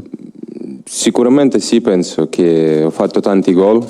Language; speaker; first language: Italian; non-native, learner; Ukrainian